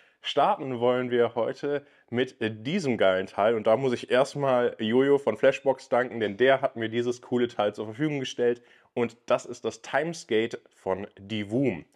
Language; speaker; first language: German; native; German